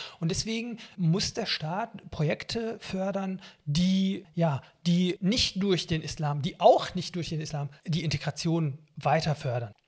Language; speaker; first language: German; non-native, fluent; Arabic